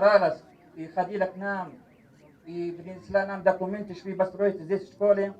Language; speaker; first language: Russian; non-native, fluent; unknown